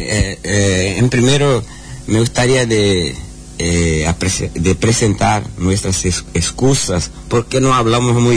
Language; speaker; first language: Spanish; non-native, learner; Portuguese